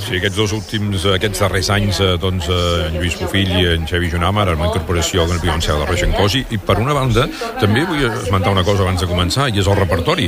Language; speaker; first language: Catalan; native; Catalan